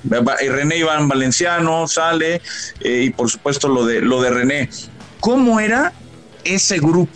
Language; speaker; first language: Spanish; native; Spanish